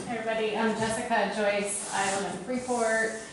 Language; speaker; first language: English; native; English